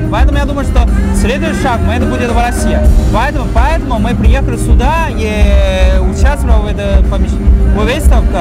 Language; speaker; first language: Russian; non-native, learner; Chinese